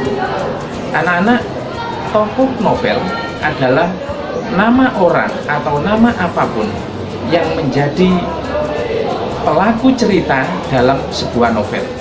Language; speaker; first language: Indonesian; native; Indonesian